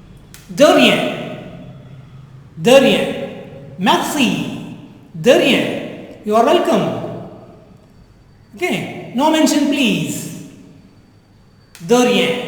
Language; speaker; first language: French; non-native, fluent; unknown